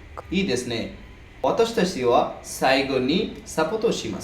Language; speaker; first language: Japanese; non-native, fluent; Bangla